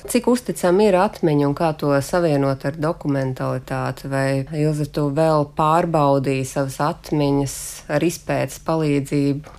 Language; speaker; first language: Latvian; native; Latvian